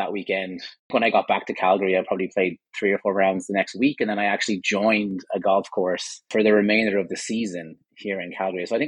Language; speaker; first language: English; native; English